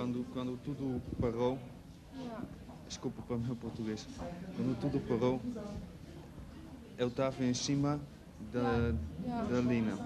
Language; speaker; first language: Portuguese; non-native, fluent; Dutch